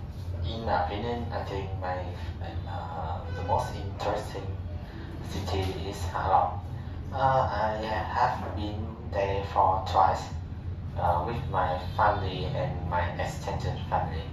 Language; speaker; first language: English; non-native, learner; Vietnamese